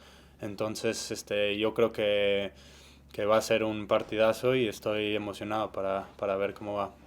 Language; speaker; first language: Spanish; early bilingual, heritage; Spanish